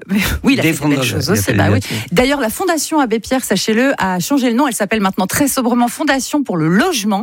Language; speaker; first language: French; native; French